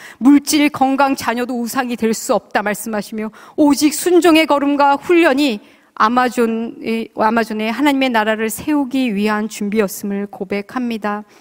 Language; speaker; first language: Korean; native; Korean